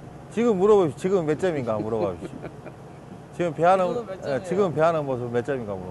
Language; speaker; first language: Korean; native; Korean